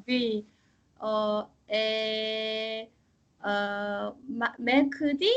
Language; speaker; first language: French; non-native, learner; Korean